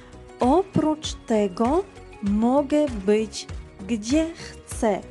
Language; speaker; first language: Polish; non-native, fluent; Georgian